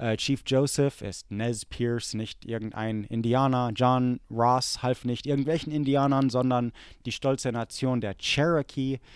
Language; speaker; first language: German; early bilingual, other home language; English